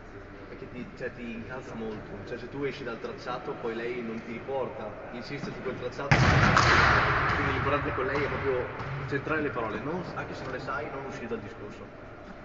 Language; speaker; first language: Italian; native; Italian